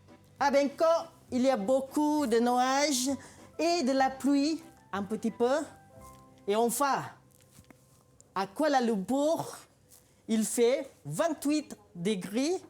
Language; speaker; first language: French; non-native, fluent; Malay